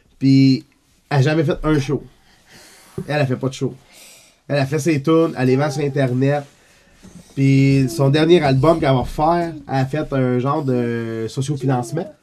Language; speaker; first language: French; native; French